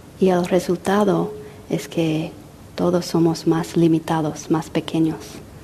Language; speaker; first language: Spanish; non-native, fluent; English